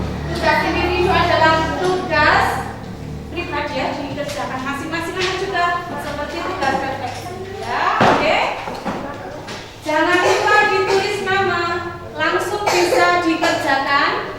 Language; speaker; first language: Indonesian; non-native, local second language; Javanese